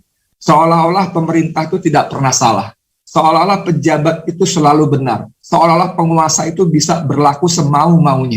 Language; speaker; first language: Indonesian; native; Indonesian